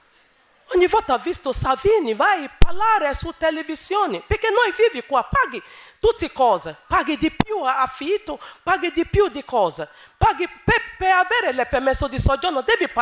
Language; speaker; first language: Italian; non-native, learner; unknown